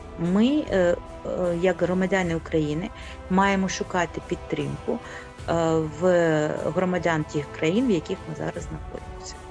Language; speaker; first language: Ukrainian; native; Ukrainian